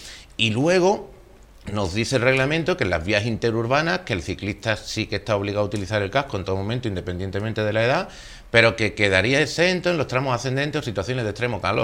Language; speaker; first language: Spanish; native; Spanish